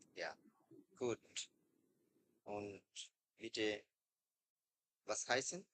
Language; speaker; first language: German; non-native, learner; Bangla